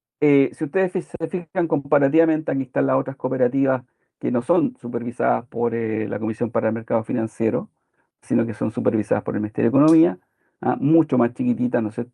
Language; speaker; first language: Spanish; native; Spanish